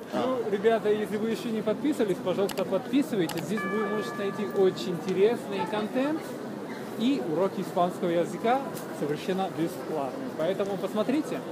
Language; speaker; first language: Russian; non-native, fluent; Spanish